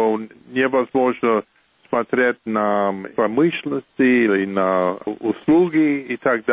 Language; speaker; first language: Russian; non-native, fluent; English